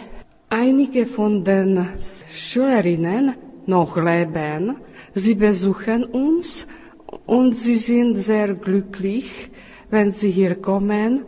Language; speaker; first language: German; non-native, fluent; Czech